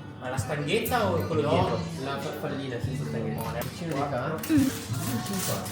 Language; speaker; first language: Italian; native; Italian